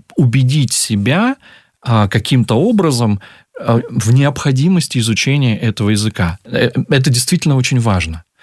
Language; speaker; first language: Russian; native; Russian